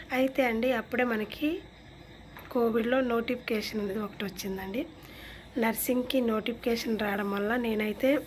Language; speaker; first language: Telugu; non-native, local second language; Lambadi